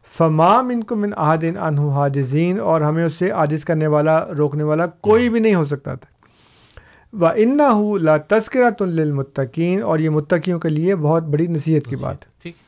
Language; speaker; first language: Urdu; non-native, local second language; Punjabi